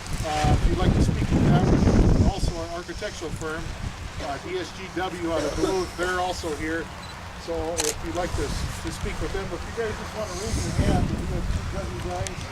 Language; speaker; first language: English; native; English